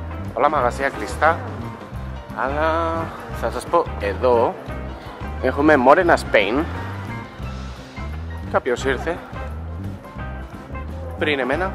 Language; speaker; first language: Greek; non-native, learner; Spanish